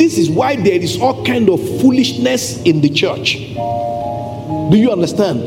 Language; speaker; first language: English; non-native, local second language; Yoruba